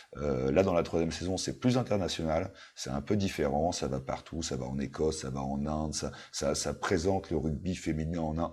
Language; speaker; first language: French; native; French